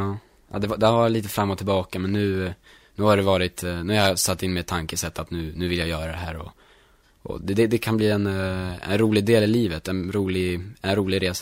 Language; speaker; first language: Swedish; native; Swedish